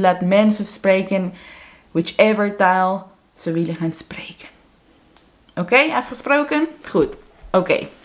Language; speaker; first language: Dutch; non-native, fluent; Spanish